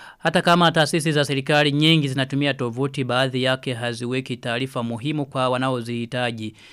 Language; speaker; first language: Swahili; non-native, local second language; Rundi